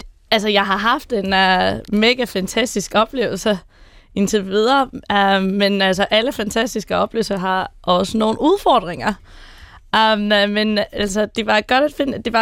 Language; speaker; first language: Danish; non-native, fluent; Persian